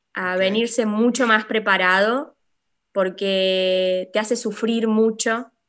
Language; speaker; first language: Spanish; native; Spanish